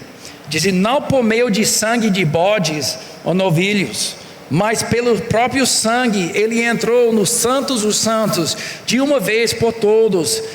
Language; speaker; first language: Portuguese; non-native, fluent; English